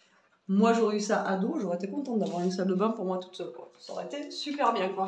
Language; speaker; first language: French; native; French